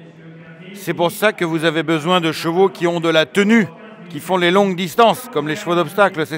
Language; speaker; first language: French; native; French